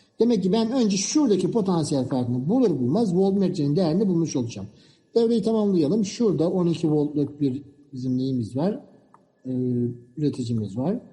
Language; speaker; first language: Turkish; native; Turkish